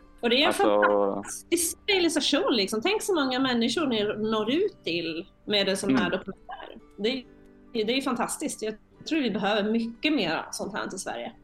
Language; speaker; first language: Swedish; native; Swedish